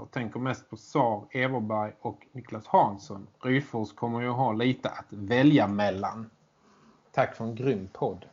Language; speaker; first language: Swedish; native; Swedish